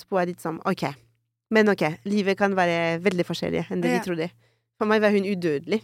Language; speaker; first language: Norwegian; non-native, fluent; French